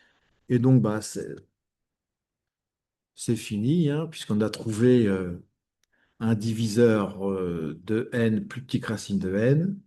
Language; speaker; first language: French; native; French